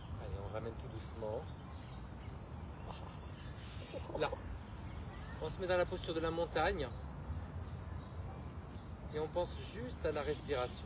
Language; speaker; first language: French; native; French